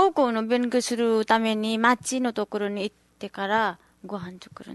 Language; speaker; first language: Japanese; non-native, learner; Nepali